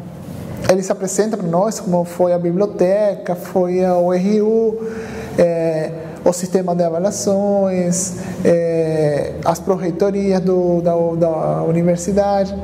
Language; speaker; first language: Portuguese; non-native, fluent; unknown